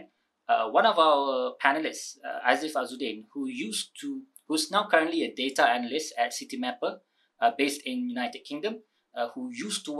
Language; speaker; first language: English; non-native, local second language; Malay